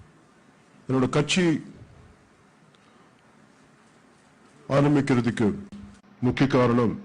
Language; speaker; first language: Tamil; non-native, local second language; Telugu